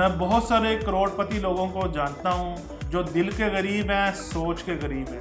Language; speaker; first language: Urdu; non-native, local second language; Punjabi